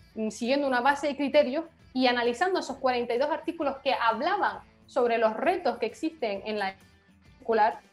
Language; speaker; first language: Spanish; native; Spanish